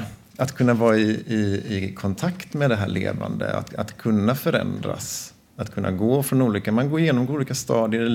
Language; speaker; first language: Swedish; native; Swedish